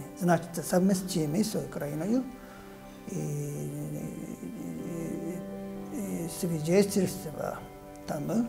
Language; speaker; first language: Russian; non-native, fluent; Japanese